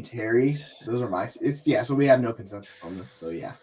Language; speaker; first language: English; native; English